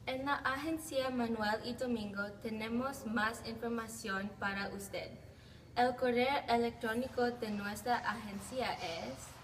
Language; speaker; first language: Spanish; non-native, learner; English